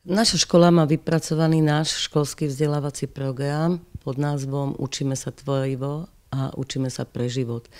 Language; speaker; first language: Slovak; native; Slovak